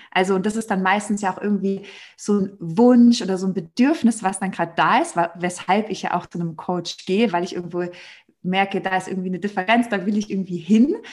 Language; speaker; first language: German; native; German